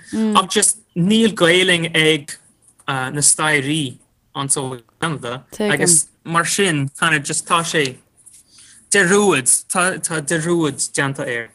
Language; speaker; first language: Irish; non-native, fluent; English